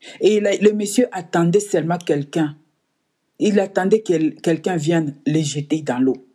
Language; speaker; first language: French; non-native, local second language; Lingala